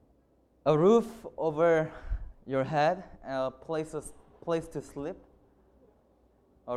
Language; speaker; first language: English; non-native, fluent; Korean